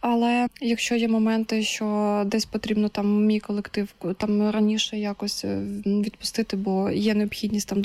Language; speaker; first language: Ukrainian; native; Ukrainian